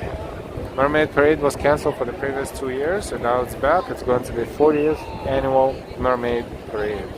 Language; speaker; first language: English; non-native, fluent; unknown